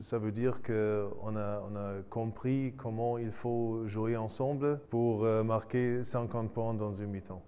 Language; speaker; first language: French; non-native, fluent; German